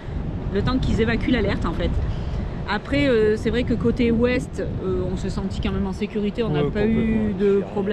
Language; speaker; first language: French; native; French